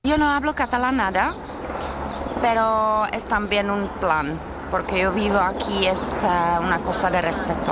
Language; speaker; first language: Spanish; non-native, learner; Czech